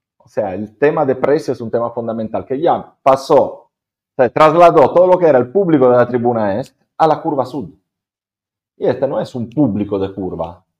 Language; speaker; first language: Spanish; non-native, fluent; Italian